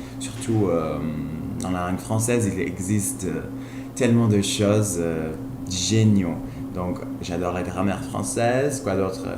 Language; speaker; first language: French; non-native, fluent; Spanish